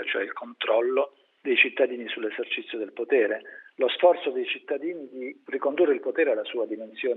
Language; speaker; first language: Italian; native; Italian